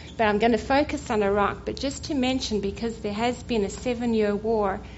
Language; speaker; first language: English; native; English